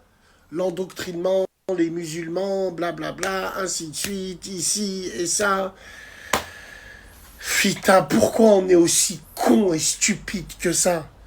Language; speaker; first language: French; native; French